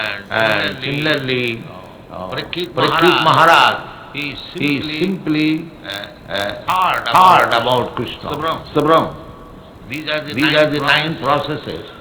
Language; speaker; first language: English; non-native, local second language; Bangla